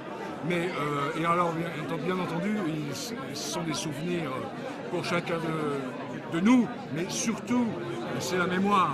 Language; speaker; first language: French; native; French